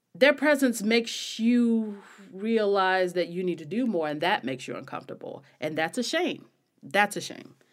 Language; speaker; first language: English; native; English